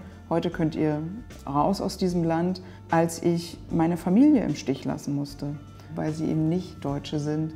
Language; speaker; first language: German; native; German